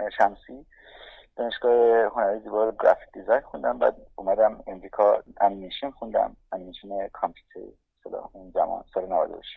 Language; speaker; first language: Persian; native; Persian